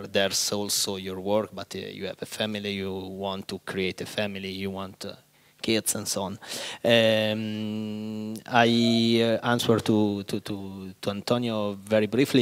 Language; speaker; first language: English; non-native, fluent; Italian